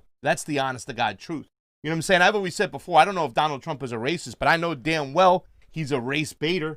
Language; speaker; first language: English; native; English